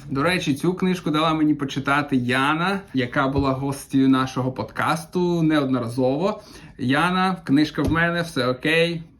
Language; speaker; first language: Ukrainian; non-native, local second language; Russian